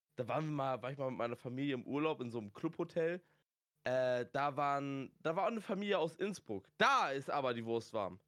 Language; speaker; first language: German; native; German